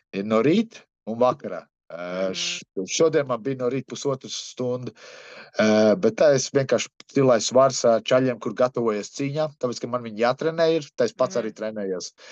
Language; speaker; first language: Latvian; early bilingual, heritage; Latvian